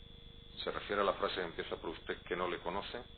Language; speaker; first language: Spanish; native; Spanish